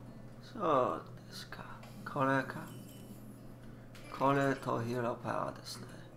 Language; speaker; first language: Japanese; non-native, learner; English